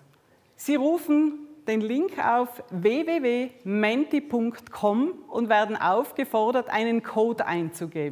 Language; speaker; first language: German; native; German